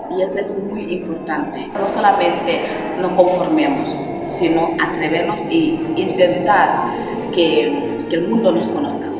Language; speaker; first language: Spanish; early bilingual, other home language; Wolof